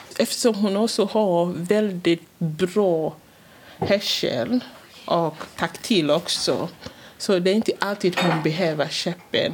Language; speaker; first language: Swedish; non-native, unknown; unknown